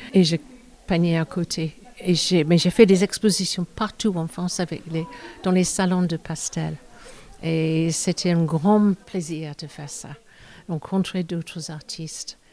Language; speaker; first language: French; non-native, fluent; English